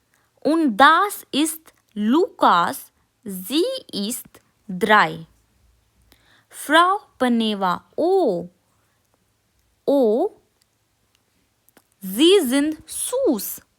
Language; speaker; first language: German; non-native, fluent; Hindi